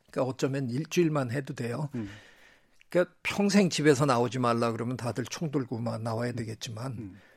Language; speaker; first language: Korean; native; Korean